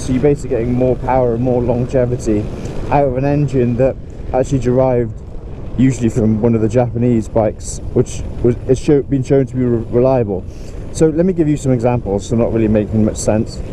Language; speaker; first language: English; native; English